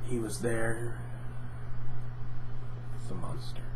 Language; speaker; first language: English; native; English